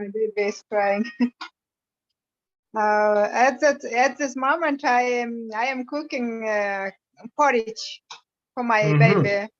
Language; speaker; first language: English; non-native, learner; Kyrgyz